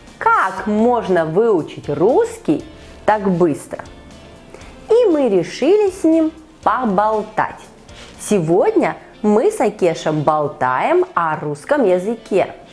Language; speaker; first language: Russian; native; Russian